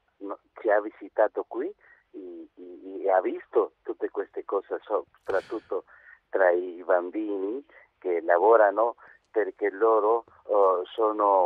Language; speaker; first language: Italian; non-native, fluent; Spanish